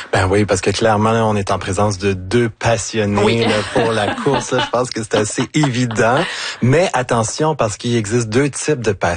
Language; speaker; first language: French; native; French